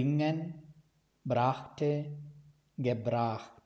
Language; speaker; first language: German; non-native, fluent; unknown